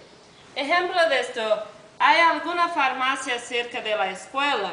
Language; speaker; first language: Spanish; non-native, learner; Portuguese